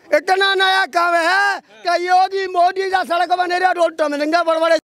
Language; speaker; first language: Hindi; native; Hindi